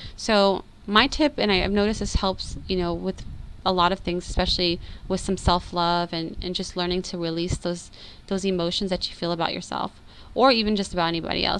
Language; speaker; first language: English; native; English